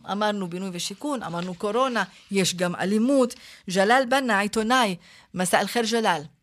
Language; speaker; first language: Hebrew; non-native, local second language; Arabic